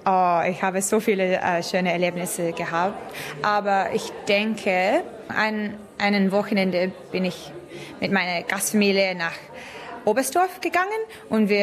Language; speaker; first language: German; non-native, learner; English